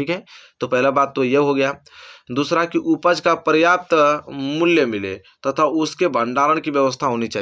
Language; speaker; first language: Hindi; native; Hindi